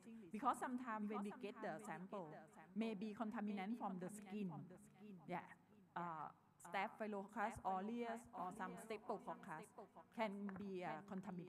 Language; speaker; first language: English; non-native, learner; Thai